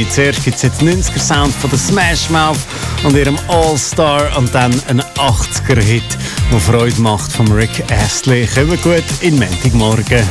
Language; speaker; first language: German; native; German